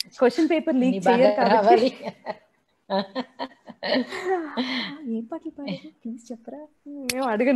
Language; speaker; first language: Telugu; native; Telugu